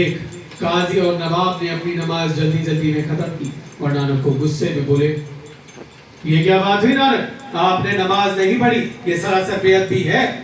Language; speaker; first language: Hindi; native; Hindi